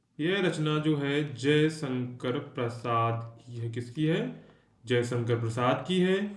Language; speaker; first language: Hindi; native; Hindi